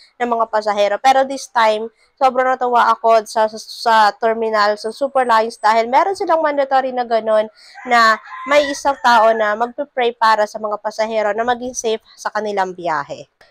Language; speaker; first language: Filipino; non-native, local second language; Bikol